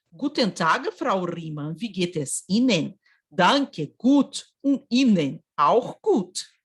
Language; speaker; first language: German; non-native, fluent; Portuguese